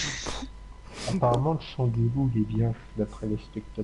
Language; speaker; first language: French; native; French